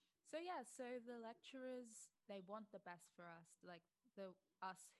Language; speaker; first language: English; native; English